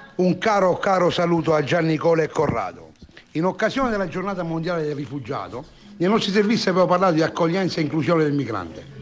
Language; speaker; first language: Italian; non-native, fluent; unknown